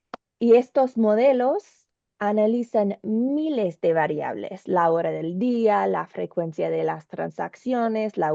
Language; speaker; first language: Spanish; non-native, learner; English